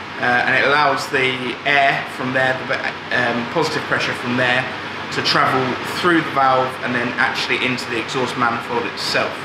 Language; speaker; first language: English; native; English